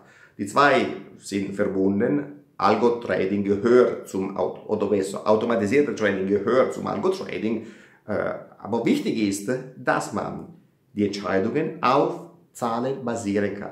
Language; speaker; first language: German; non-native, fluent; Italian